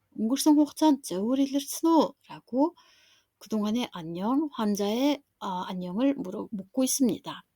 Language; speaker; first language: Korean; non-native, fluent; Mongolian